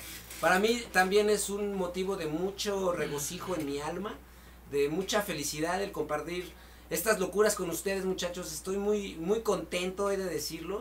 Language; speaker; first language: Spanish; native; Spanish